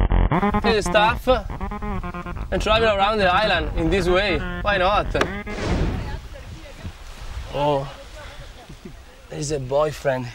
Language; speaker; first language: English; non-native, learner; Italian